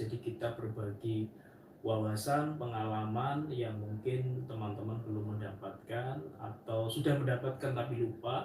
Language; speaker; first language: Indonesian; native; Indonesian